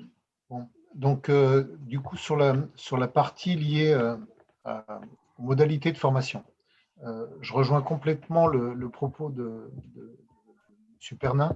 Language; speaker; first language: French; native; French